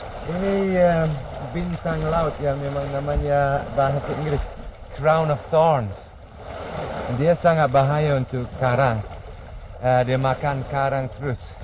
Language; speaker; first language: Indonesian; non-native, learner; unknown